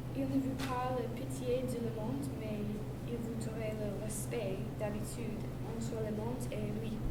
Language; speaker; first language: French; non-native, learner; English